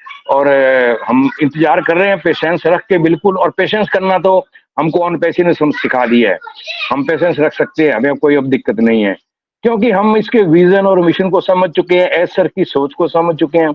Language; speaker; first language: Hindi; native; Hindi